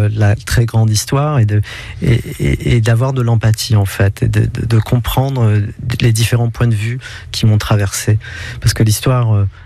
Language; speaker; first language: French; non-native, local second language; Kabyle